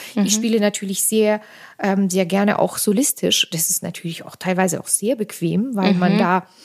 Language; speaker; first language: German; non-native, fluent; Armenian